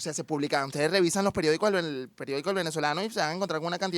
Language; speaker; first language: Spanish; native; Spanish